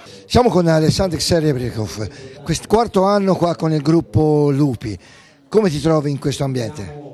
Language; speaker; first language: Italian; native; Italian